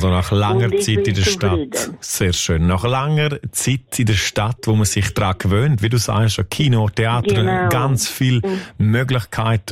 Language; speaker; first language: German; native; German